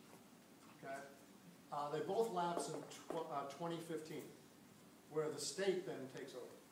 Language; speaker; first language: English; native; English